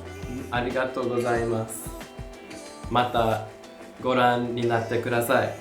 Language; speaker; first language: Japanese; non-native, learner; English